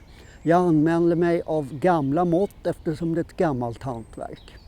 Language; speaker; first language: Swedish; native; Swedish